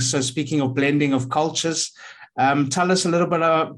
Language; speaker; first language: English; native; English